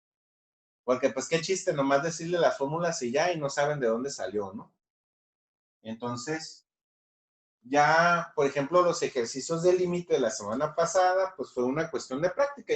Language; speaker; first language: Spanish; native; Spanish